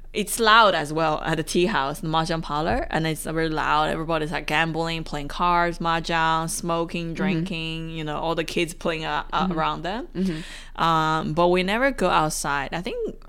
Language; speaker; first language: English; non-native, fluent; Chinese